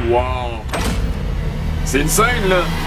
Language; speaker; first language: French; native; French